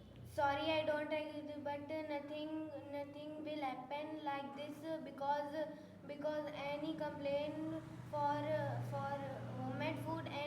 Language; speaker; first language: English; non-native, learner; Hindi